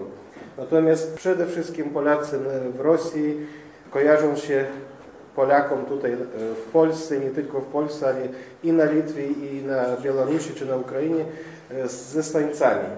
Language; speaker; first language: Polish; non-native, fluent; Russian